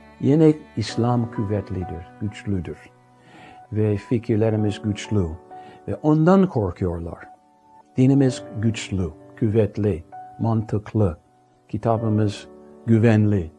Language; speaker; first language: Turkish; non-native, fluent; English